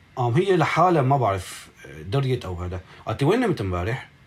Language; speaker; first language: Arabic; native; Arabic